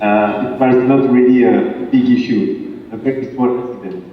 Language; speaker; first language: English; non-native, fluent; French